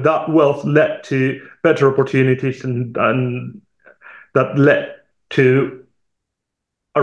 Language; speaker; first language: English; non-native, fluent; Spanish